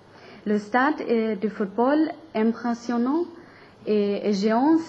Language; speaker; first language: French; non-native, learner; German